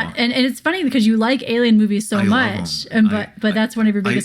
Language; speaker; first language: English; native; English